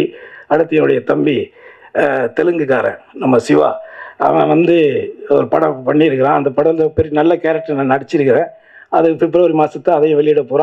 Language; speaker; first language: Tamil; native; Tamil